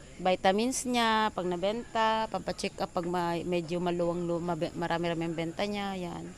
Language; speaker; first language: Filipino; non-native, local second language; Iloko